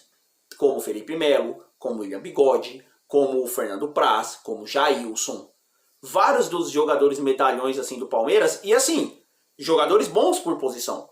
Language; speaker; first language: Portuguese; native; Portuguese